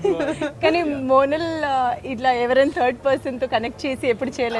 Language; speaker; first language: Telugu; native; Telugu